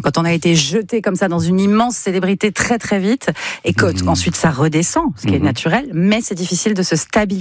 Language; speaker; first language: French; native; French